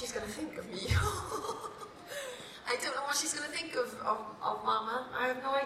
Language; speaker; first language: English; native; English